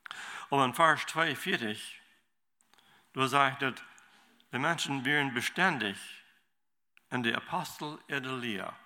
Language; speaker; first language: German; non-native, learner; Low German